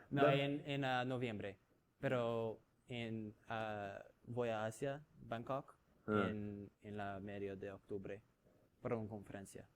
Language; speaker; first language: Spanish; non-native, learner; English